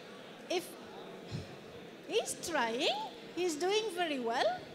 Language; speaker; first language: English; non-native, fluent; French